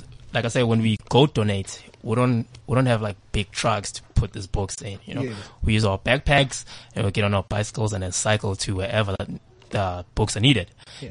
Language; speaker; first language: English; non-native, local second language; Zulu